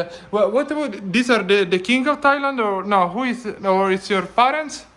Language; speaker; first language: English; non-native, fluent; Italian